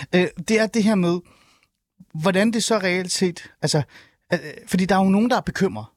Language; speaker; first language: Danish; non-native, fluent; Turkish